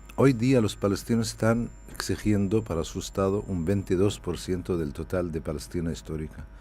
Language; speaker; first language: Spanish; non-native, fluent; Arabic